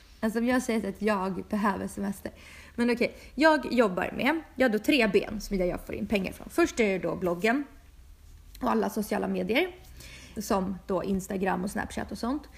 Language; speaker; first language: Swedish; early bilingual, other home language; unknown